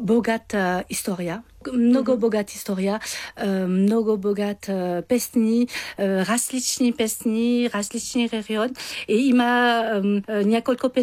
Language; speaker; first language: Bulgarian; non-native, learner; French